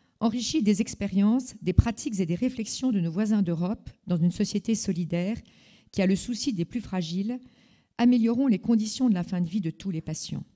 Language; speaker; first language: French; native; French